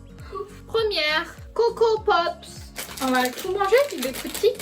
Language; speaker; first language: French; non-native, learner; Chinese